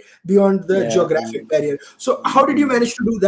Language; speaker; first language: English; non-native, local second language; Gujarati